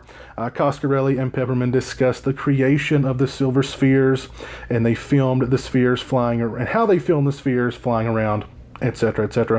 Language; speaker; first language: English; native; English